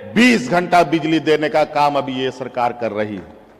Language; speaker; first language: Hindi; native; Hindi